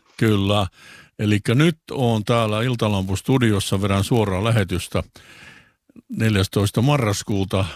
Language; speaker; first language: Finnish; native; Finnish